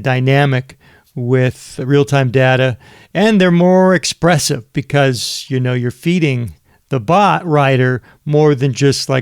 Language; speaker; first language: English; native; English